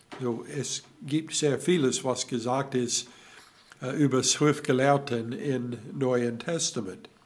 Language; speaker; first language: German; non-native, learner; English